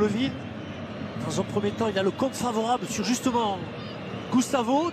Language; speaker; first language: French; native; French